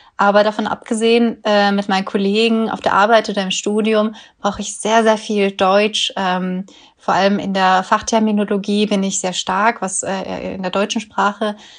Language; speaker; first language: German; early bilingual, other home language; Russian